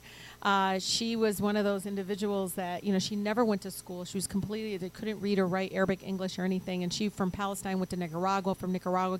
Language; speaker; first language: English; early bilingual, other home language; Arabic